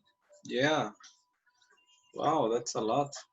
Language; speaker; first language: English; non-native, fluent; Spanish